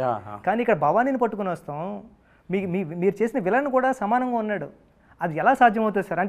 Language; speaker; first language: Telugu; native; Telugu